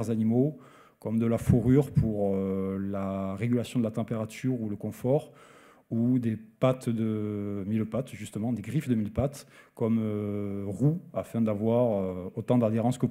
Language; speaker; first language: French; native; French